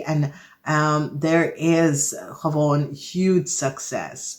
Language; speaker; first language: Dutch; non-native, fluent; English